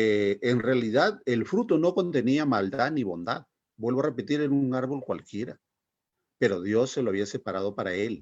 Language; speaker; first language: Spanish; native; Spanish